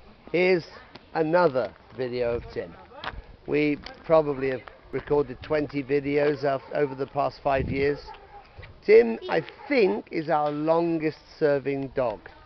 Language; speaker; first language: English; native; English